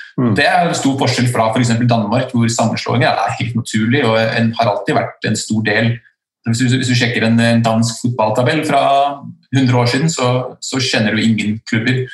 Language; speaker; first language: Norwegian; early bilingual, other home language; Icelandic